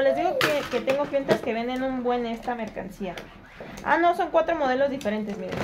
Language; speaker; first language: Spanish; native; Spanish